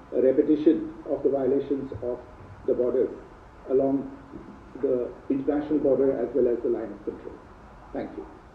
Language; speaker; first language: English; non-native, local second language; Hindi